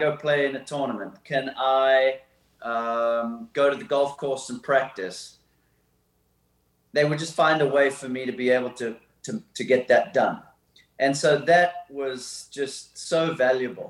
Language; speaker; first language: English; native; English